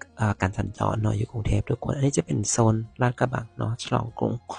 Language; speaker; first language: Thai; non-native, local second language; Lao